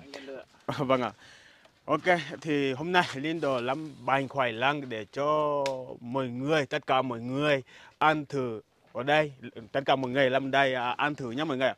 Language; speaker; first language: Vietnamese; non-native, fluent; Portuguese